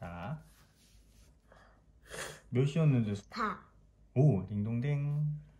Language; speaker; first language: Korean; native; Korean